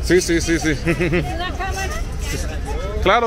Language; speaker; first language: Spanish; non-native, learner; English